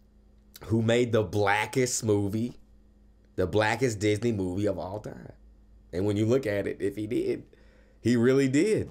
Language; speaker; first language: English; native; English